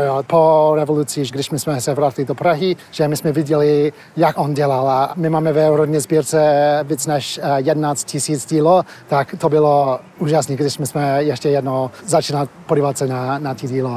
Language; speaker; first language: Czech; early bilingual, heritage; Czech